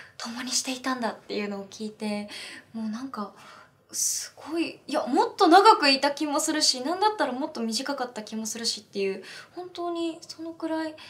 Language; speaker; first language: Japanese; native; Japanese